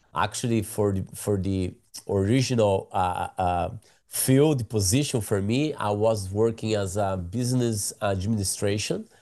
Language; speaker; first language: English; non-native, learner; Portuguese